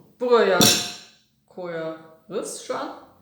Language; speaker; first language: Turkish; non-native, fluent; German